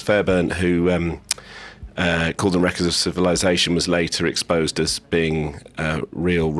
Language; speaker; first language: English; native; English